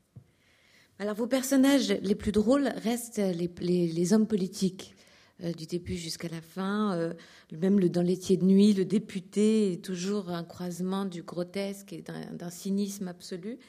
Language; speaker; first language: French; native; French